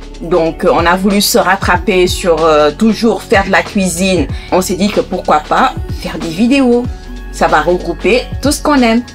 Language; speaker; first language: French; non-native, local second language; Wolof